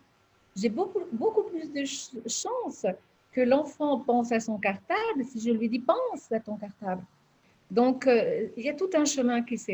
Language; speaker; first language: French; native; French